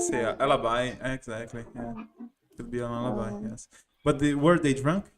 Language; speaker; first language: English; non-native, fluent; Portuguese